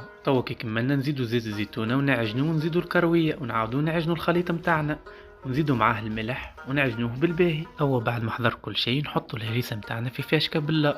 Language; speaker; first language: Arabic; native; Arabic